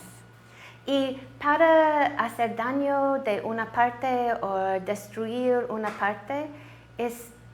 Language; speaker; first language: Spanish; non-native, learner; English